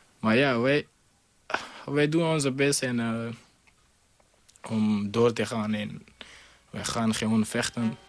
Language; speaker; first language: Dutch; non-native, learner; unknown